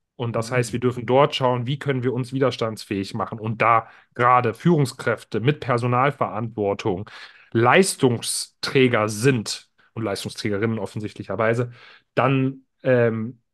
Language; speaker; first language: German; native; German